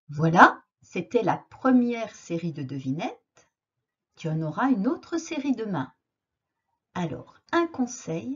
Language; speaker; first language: French; native; French